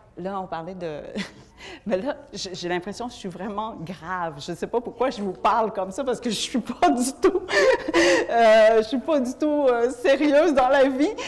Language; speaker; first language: French; early bilingual, other home language; Vietnamese